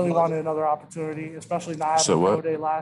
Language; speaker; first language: English; native; English